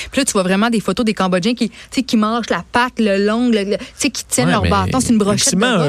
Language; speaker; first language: French; native; French